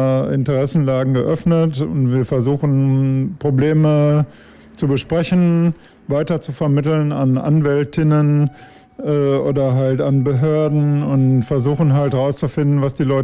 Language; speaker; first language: German; native; German